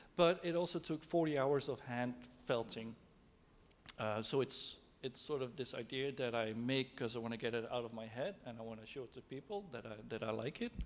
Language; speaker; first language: English; non-native, fluent; Dutch